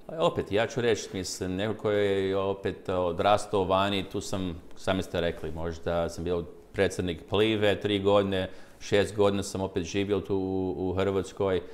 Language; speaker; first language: Croatian; early bilingual, heritage; Croatian